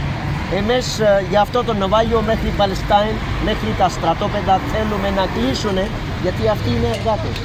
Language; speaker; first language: Greek; non-native, learner; Urdu